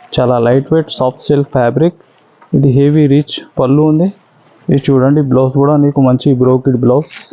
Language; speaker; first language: Telugu; non-native, local second language; Urdu